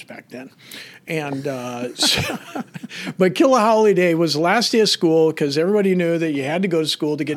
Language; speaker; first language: English; native; English